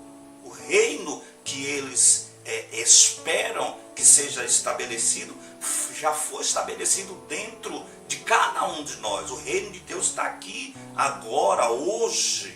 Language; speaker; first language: Portuguese; native; Portuguese